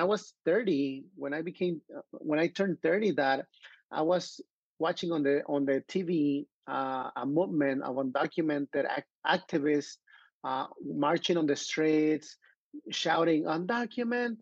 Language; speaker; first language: English; non-native, fluent; Spanish